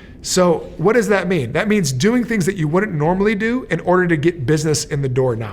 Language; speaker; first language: English; native; English